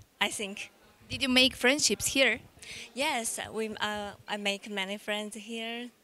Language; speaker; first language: English; non-native, learner; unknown